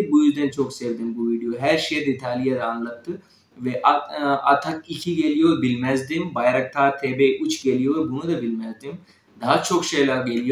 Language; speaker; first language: Turkish; non-native, fluent; Urdu